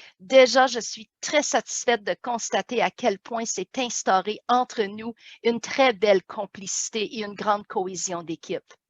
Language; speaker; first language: French; native; French